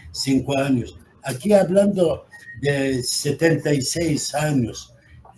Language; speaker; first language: Spanish; non-native, fluent; Arabic